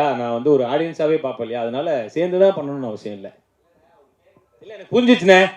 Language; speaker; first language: Tamil; native; Tamil